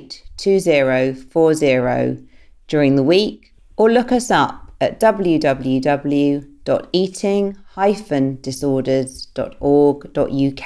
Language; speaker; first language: English; native; English